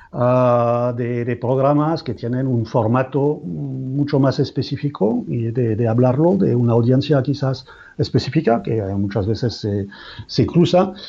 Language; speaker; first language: Spanish; non-native, fluent; French